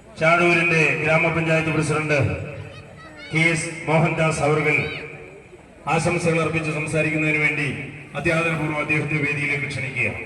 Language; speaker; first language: Malayalam; native; Malayalam